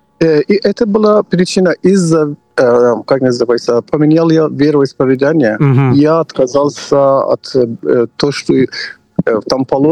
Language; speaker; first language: Ukrainian; non-native, fluent; Persian